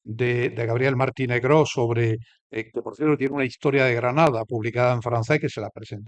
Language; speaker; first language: Spanish; native; Spanish